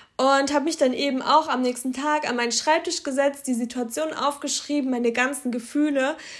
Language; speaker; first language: German; early bilingual, other home language; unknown